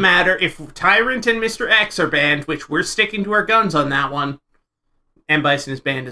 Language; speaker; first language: English; native; English